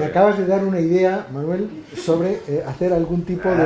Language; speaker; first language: Spanish; native; Spanish